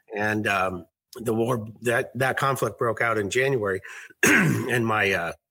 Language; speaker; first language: English; native; English